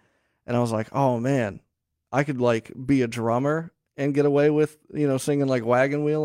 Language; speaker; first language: English; native; English